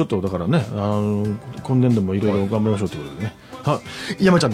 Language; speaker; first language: Japanese; native; Japanese